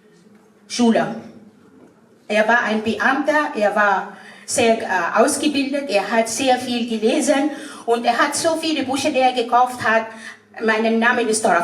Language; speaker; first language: German; non-native, fluent; Arabic